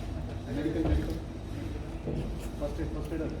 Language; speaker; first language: Hindi; native; Hindi